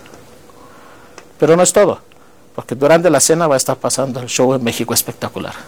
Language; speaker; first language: Spanish; non-native, fluent; Greek